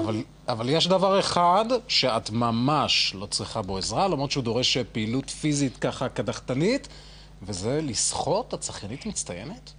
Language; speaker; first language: Hebrew; native; Hebrew